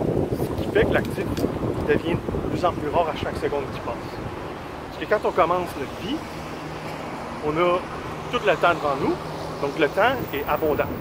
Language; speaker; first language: French; native; French